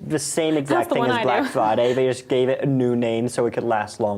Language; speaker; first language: English; native; English